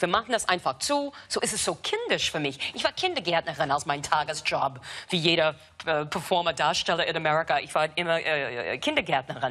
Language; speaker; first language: German; non-native, fluent; English